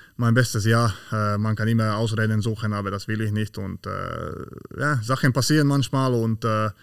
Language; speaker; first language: German; non-native, fluent; Slovak